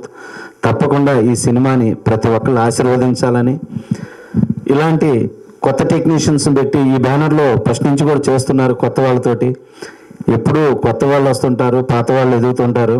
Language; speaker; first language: Telugu; native; Telugu